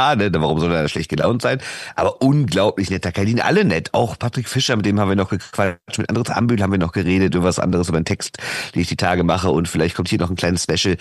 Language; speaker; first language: German; native; German